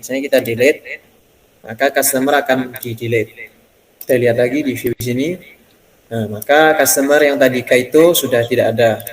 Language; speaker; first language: Indonesian; native; Indonesian